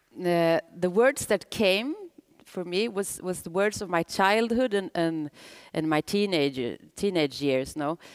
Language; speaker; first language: English; non-native, fluent; Swedish